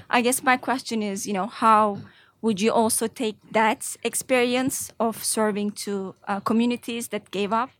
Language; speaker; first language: English; early bilingual, other home language; Maltese